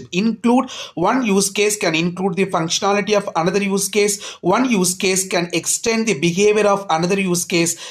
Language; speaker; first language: English; non-native, local second language; Tamil